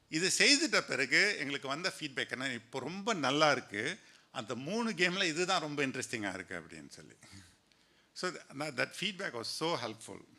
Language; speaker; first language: Tamil; native; Tamil